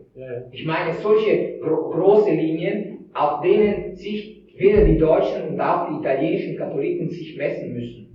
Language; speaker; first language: German; non-native, fluent; Italian